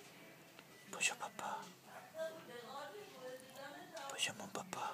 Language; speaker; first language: French; native; French